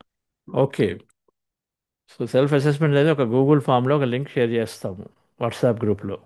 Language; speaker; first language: Telugu; native; Telugu